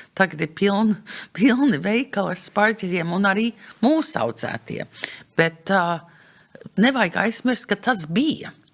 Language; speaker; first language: Latvian; early bilingual, heritage; English